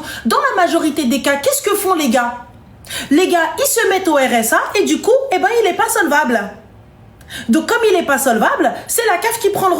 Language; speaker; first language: French; native; French